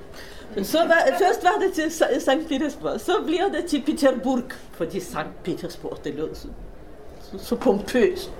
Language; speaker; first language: Danish; non-native, fluent; Russian